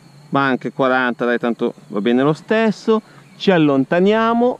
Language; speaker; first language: Italian; native; Italian